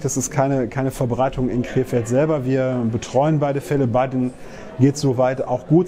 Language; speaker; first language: German; native; German